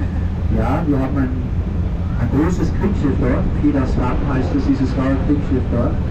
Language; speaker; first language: German; non-native, fluent; Danish